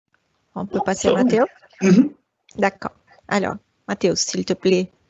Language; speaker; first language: French; non-native, fluent; Portuguese